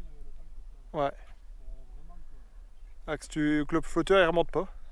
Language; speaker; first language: French; native; French